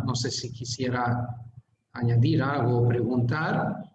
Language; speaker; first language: Spanish; non-native, fluent; Hungarian